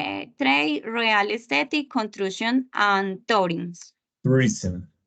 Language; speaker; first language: English; non-native, learner; Spanish